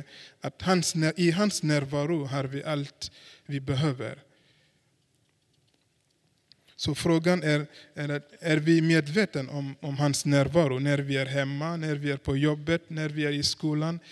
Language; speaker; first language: Swedish; non-native, fluent; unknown